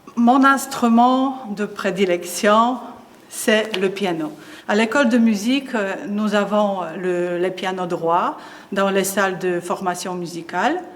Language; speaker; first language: French; non-native, fluent; Polish